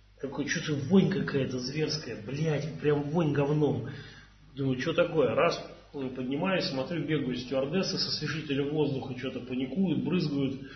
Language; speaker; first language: Russian; native; Russian